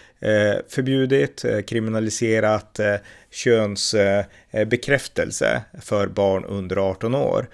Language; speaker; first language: Swedish; native; Swedish